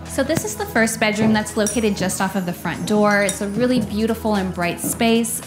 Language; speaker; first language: English; native; English